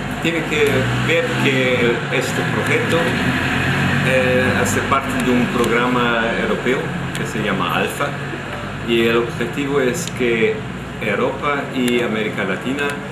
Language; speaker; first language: Spanish; non-native, fluent; German